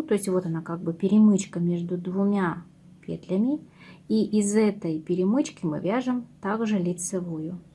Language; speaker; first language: Russian; native; Russian